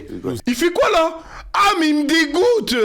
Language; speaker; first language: French; native; French